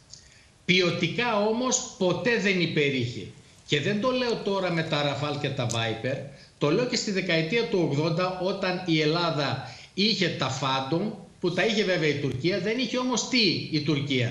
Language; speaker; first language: Greek; native; Greek